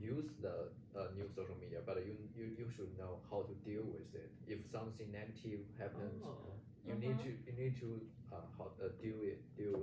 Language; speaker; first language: English; non-native, fluent; Chinese